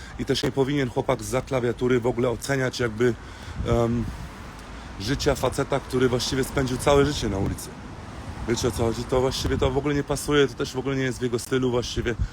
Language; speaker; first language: Polish; early bilingual, heritage; Polish